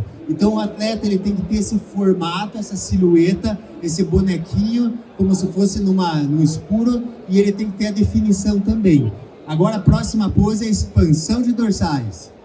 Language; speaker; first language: Portuguese; native; Portuguese